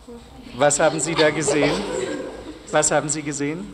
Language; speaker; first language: German; native; German